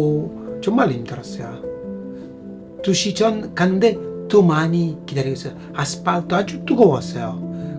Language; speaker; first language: Korean; non-native, fluent; Italian